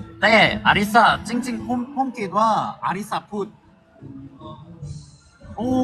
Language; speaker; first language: Thai; non-native, learner; Korean